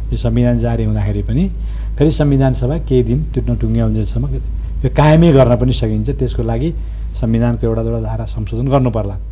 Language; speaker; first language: Nepali; native; Nepali